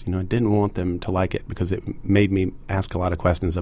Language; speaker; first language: English; native; English